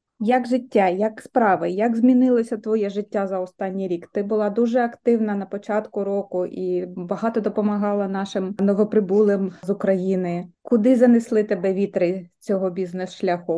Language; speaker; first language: Ukrainian; native; Ukrainian